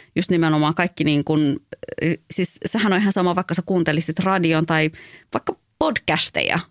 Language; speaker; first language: Finnish; early bilingual, other home language; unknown